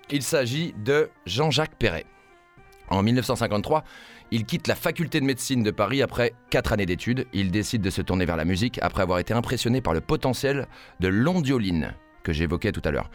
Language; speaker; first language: French; native; French